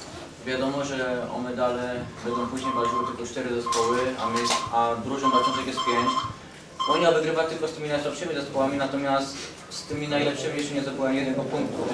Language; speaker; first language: Polish; native; Polish